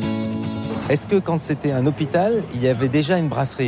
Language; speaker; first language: French; native; French